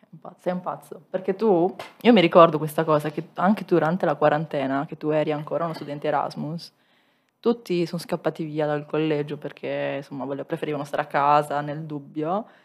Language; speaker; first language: Italian; native; Italian